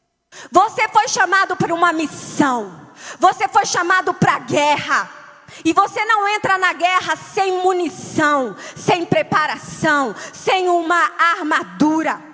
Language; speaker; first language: Portuguese; native; Portuguese